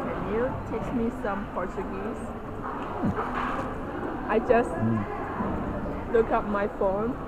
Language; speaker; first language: English; non-native, learner; Chinese